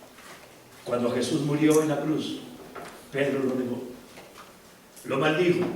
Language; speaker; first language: Spanish; native; Spanish